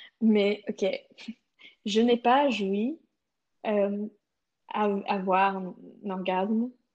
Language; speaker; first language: French; non-native, local second language; English